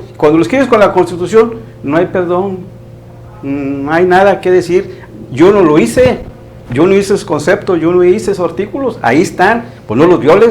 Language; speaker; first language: Spanish; native; Spanish